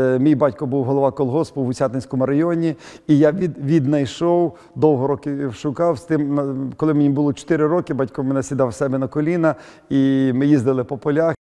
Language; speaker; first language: Ukrainian; native; Ukrainian